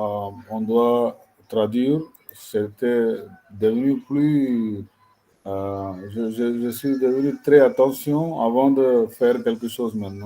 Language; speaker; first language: French; non-native, learner; Tamil